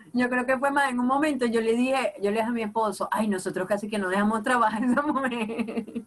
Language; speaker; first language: Spanish; native; Spanish